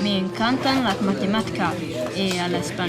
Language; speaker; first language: Spanish; non-native, learner; English